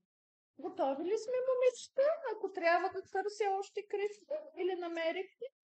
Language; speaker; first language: Bulgarian; native; Bulgarian